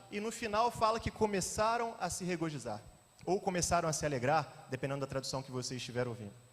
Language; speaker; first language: Portuguese; native; Portuguese